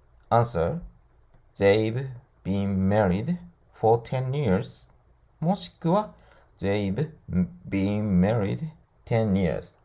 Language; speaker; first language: English; non-native, fluent; Japanese